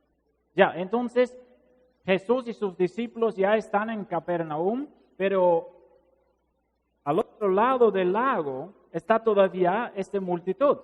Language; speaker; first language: Spanish; non-native, fluent; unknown